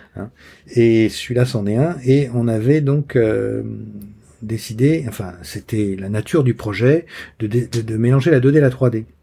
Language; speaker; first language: French; native; French